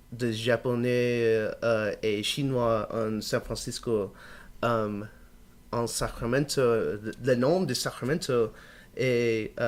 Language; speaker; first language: French; non-native, learner; English